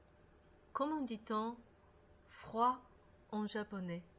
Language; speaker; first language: French; non-native, fluent; Japanese